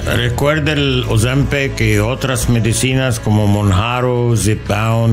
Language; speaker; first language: Spanish; non-native, learner; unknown